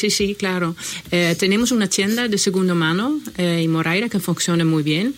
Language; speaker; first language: Spanish; non-native, fluent; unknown